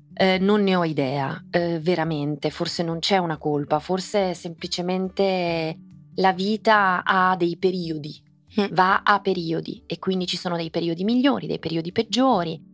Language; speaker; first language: Italian; native; Italian